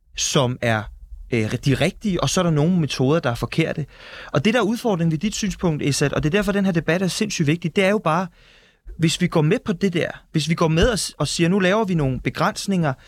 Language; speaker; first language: Danish; native; Danish